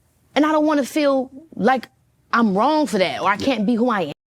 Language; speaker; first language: English; native; English